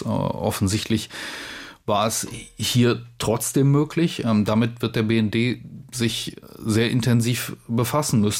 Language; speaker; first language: German; native; German